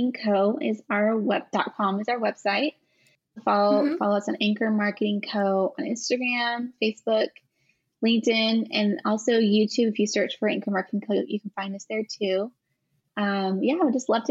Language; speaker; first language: English; native; English